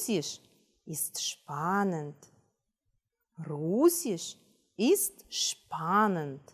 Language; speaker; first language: German; non-native, fluent; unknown